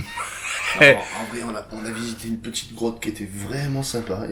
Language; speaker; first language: French; native; French